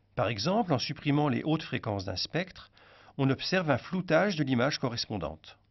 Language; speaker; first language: French; native; French